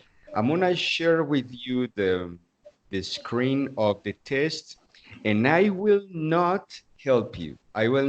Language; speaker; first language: English; non-native, fluent; Spanish